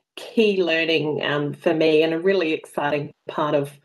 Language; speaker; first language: English; native; English